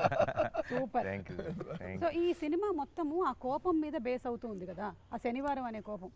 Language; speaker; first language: Telugu; native; Telugu